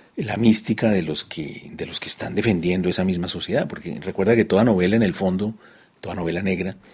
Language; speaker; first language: Spanish; native; Spanish